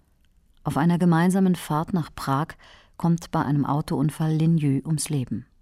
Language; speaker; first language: German; native; German